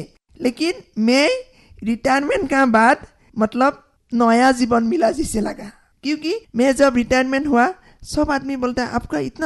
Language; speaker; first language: Hindi; non-native, local second language; Assamese